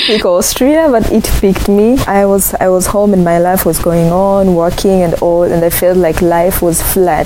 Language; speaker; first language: English; non-native, local second language; Ganda